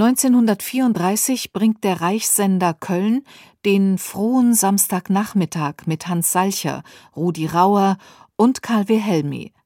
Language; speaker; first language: German; native; German